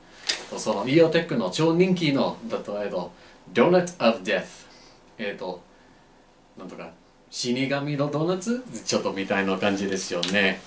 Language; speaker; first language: Japanese; non-native, fluent; English